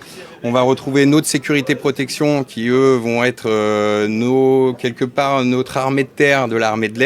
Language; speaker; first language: French; native; French